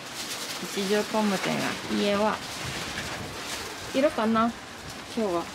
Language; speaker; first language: Japanese; non-native, learner; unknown